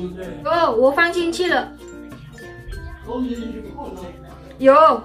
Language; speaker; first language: Chinese; non-native, fluent; Javanese